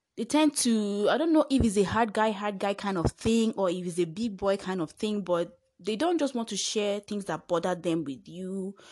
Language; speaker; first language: English; non-native, local second language; Igbo